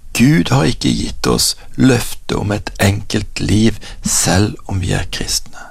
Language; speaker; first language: Norwegian; native; Norwegian